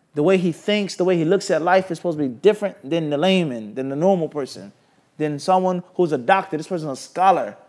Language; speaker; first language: English; native; English